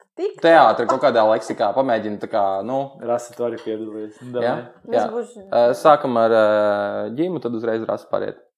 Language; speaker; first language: Latvian; non-native, local second language; Russian